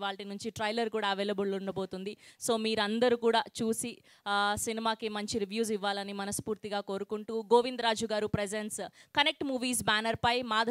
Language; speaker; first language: Telugu; native; Telugu